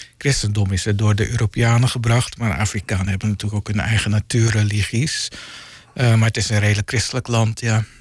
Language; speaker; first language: Dutch; native; Dutch